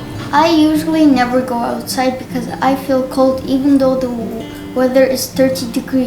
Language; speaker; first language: English; non-native, learner; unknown